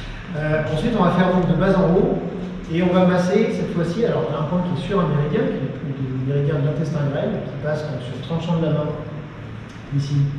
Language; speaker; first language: French; native; French